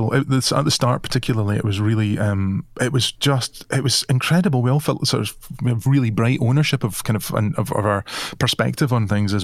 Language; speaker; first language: English; native; English